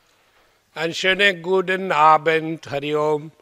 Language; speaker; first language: German; non-native, learner; Hindi